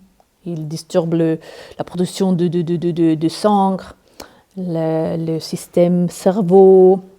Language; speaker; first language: French; non-native, learner; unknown